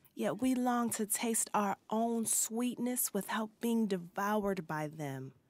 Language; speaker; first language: English; native; English